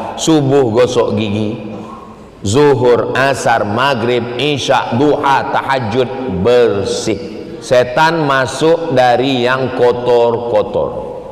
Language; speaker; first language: Malay; native; Malay